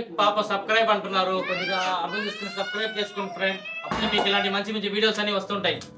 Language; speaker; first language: Telugu; non-native, local second language; Urdu